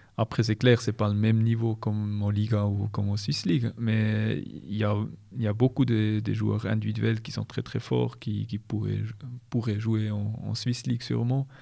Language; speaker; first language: French; non-native, local second language; German